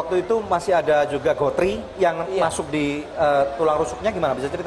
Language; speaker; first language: Indonesian; native; Indonesian